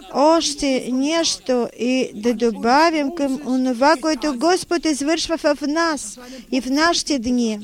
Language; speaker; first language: Bulgarian; non-native, fluent; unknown